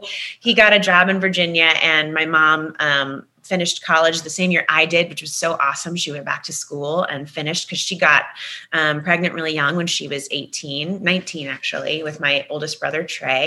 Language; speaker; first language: English; native; English